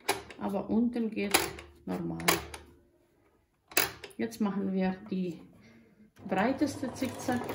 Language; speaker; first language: German; non-native, learner; Croatian